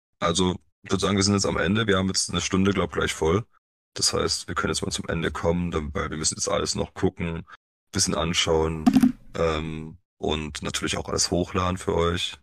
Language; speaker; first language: German; early bilingual, other home language; Polish